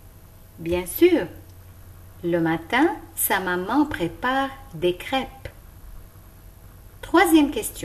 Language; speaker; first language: French; non-native, local second language; Arabic